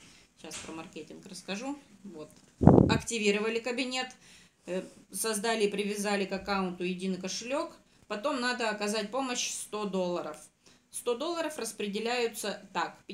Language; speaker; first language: Russian; native; Russian